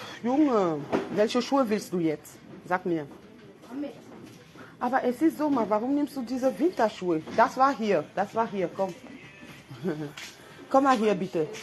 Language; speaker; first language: German; non-native, fluent; French